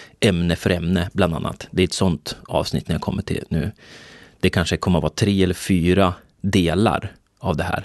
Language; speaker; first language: Swedish; native; Swedish